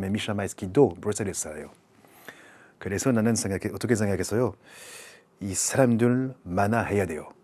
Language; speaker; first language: Korean; non-native, learner; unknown